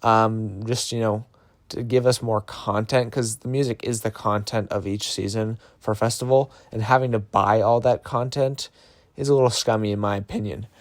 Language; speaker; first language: English; native; English